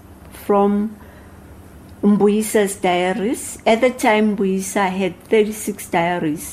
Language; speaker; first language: English; non-native, local second language; Zulu